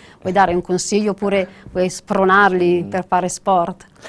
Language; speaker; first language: Italian; native; Italian